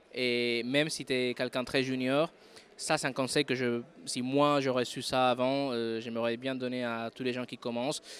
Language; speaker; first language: French; non-native, fluent; Spanish